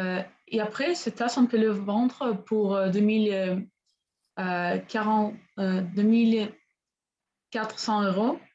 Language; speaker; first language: French; non-native, learner; Spanish